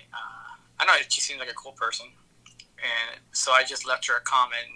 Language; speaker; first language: English; early bilingual, other home language; Spanish